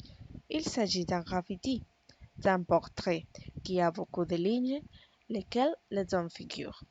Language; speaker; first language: French; non-native, learner; Spanish